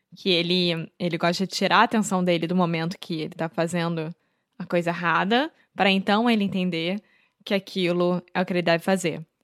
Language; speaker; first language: Portuguese; native; Portuguese